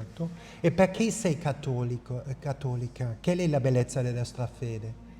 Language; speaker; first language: Italian; non-native, fluent; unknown